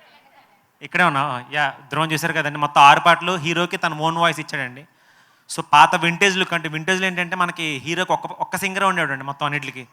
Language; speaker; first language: Telugu; native; Telugu